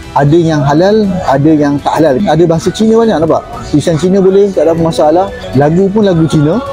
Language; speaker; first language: Malay; native; Malay